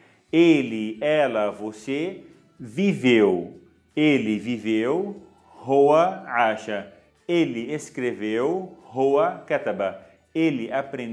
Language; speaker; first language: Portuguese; non-native, fluent; Arabic